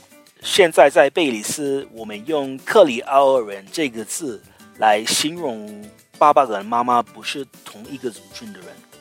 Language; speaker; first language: Chinese; non-native, fluent; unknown